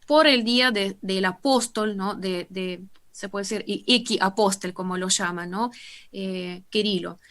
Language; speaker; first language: Spanish; non-native, fluent; Russian